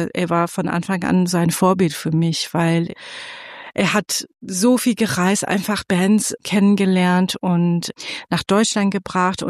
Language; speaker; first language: German; non-native, fluent; Persian